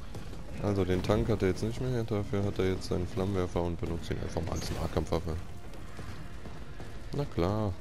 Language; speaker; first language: German; native; German